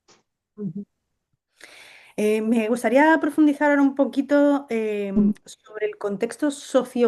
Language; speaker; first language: Spanish; native; Spanish